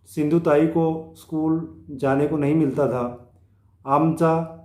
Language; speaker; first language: Hindi; non-native, local second language; Marathi